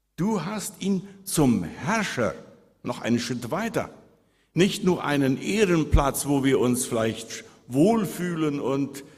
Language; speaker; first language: German; early bilingual, heritage; Spanish